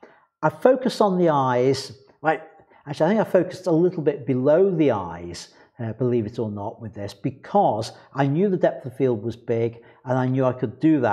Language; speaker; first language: English; native; English